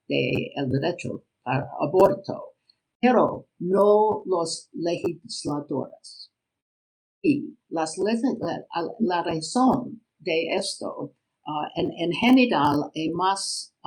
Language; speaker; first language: Spanish; non-native, learner; English